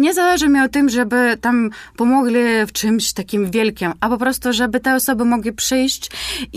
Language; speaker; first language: Polish; non-native, learner; Ukrainian